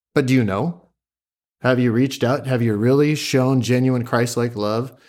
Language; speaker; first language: English; native; English